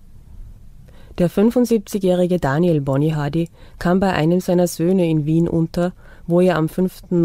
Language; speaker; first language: German; native; German